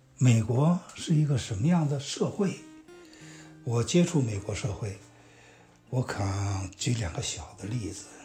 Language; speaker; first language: Chinese; native; Chinese